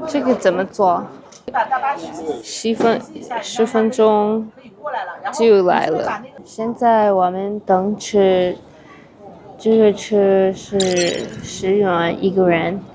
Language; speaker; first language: Chinese; non-native, learner; English